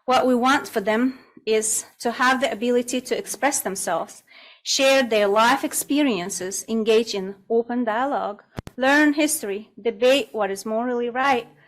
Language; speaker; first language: English; non-native, fluent; Russian